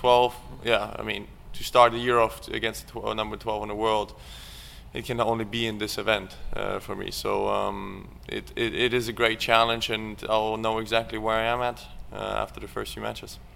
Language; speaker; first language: English; non-native, fluent; Russian